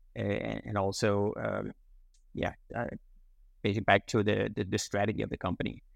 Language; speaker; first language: English; non-native, fluent; Danish